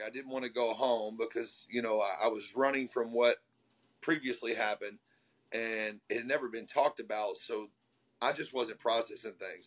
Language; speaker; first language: English; native; English